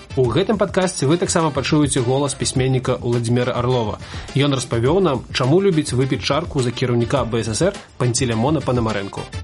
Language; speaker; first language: Belarusian; native; Belarusian